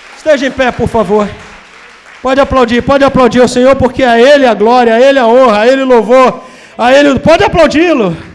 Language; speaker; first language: Portuguese; native; Portuguese